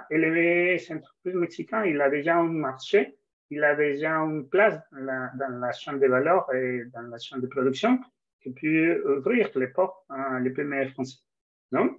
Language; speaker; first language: French; non-native, fluent; Spanish